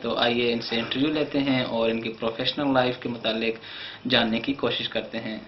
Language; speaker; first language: Urdu; non-native, local second language; Northern Hindko